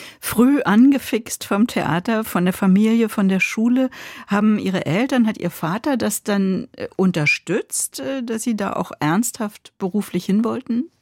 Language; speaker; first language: German; native; German